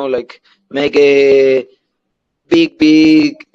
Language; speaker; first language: English; non-native, learner; Spanish